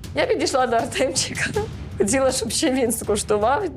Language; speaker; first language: Ukrainian; early bilingual, other home language; Uzbek